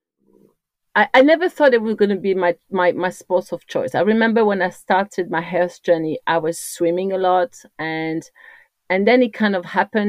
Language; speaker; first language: English; non-native, fluent; French